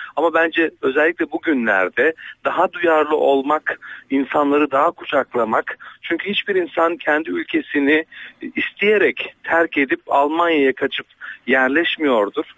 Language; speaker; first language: Turkish; early bilingual, other home language; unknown